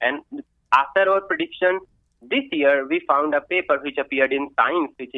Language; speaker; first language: English; non-native, local second language; Hindi